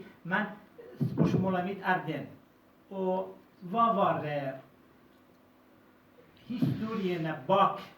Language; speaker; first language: Norwegian; non-native, fluent; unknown